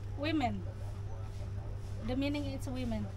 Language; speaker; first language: English; non-native, learner; Indonesian